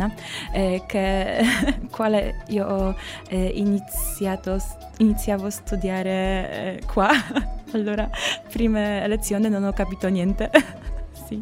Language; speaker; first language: Italian; non-native, learner; Polish